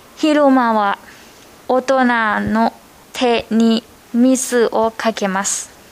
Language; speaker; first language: Japanese; non-native, learner; Thai